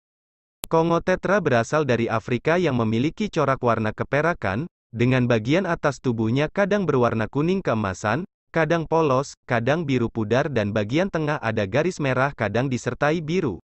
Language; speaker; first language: Indonesian; native; Indonesian